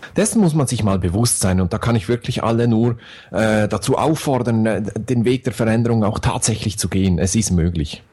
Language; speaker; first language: German; native; German